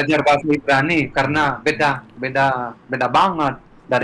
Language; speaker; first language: Indonesian; non-native, fluent; Hebrew